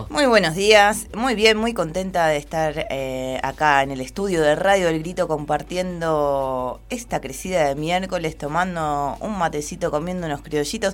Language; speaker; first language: Spanish; native; Spanish